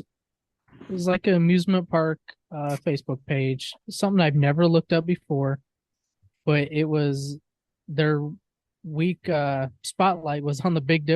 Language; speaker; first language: English; native; English